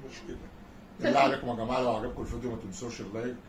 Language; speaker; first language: Arabic; native; Arabic